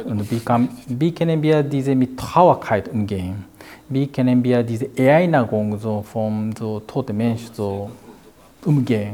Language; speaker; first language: German; non-native, learner; Japanese